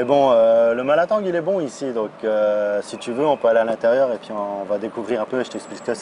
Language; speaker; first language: French; early bilingual, other home language; Arabic